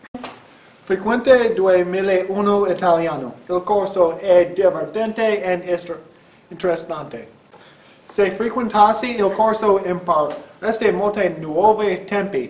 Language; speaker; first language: Italian; non-native, learner; English